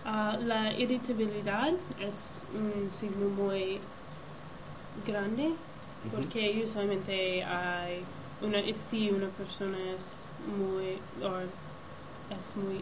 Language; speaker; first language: Spanish; non-native, learner; English